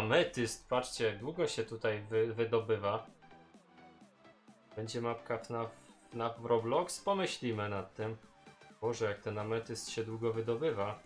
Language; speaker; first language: Polish; native; Polish